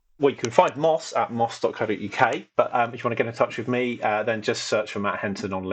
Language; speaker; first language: English; native; English